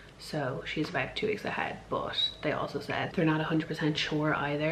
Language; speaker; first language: English; native; English